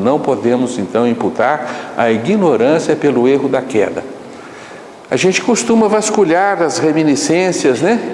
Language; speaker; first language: Portuguese; native; Portuguese